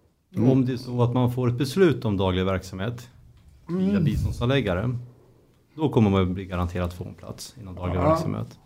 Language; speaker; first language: Swedish; native; Swedish